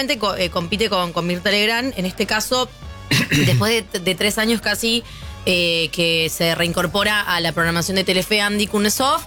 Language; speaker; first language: Spanish; native; Spanish